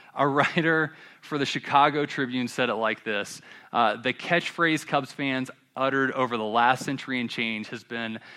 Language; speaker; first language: English; native; English